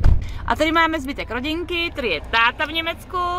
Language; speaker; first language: Czech; native; Czech